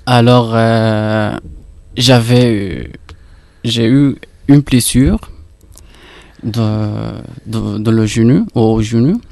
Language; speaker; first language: French; non-native, fluent; Arabic